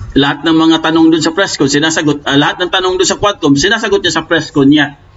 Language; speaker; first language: Filipino; non-native, local second language; Cebuano